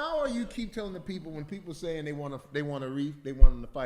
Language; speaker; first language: English; native; English